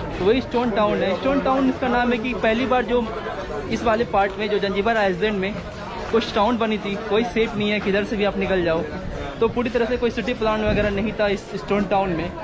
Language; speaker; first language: Hindi; native; Hindi